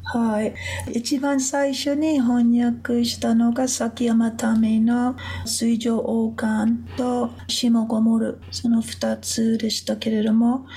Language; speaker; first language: Japanese; non-native, fluent; English